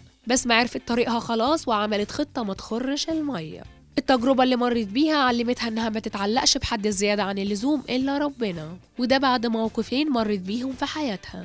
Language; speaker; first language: Arabic; native; Arabic